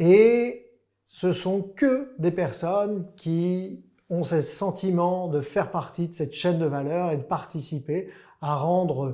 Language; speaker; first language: French; native; French